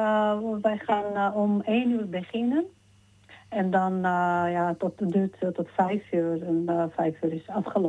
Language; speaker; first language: Dutch; non-native, fluent; Georgian